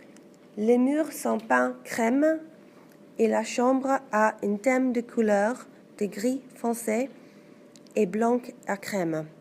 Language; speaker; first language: French; non-native, learner; English